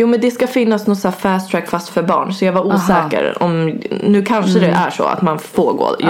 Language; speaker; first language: Swedish; native; Swedish